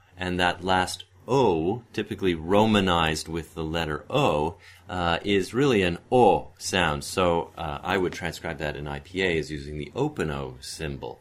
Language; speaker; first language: English; native; English